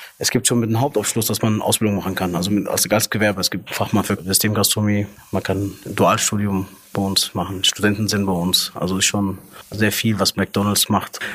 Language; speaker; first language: German; early bilingual, other home language; Arabic